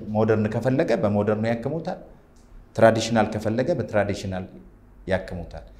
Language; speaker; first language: Amharic; native; Amharic